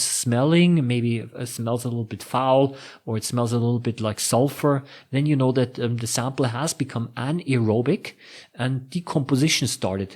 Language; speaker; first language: English; non-native, fluent; German